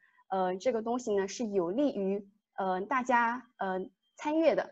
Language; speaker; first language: Chinese; native; Chinese